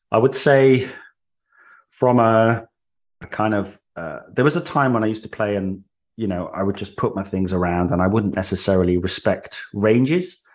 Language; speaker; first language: English; native; English